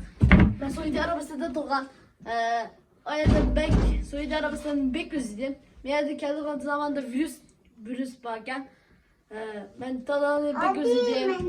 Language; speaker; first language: Turkish; early bilingual, other home language; Uyghur